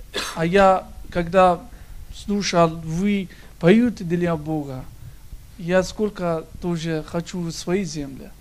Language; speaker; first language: Russian; non-native, learner; Persian